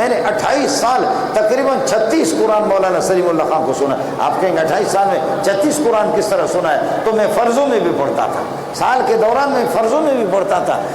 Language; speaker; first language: Urdu; non-native, local second language; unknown